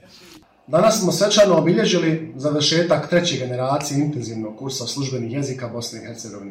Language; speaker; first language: Serbian; native; Serbian